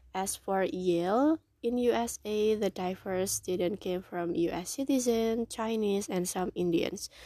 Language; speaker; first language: English; non-native, fluent; Indonesian